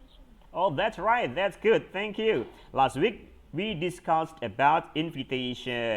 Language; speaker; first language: English; non-native, fluent; Indonesian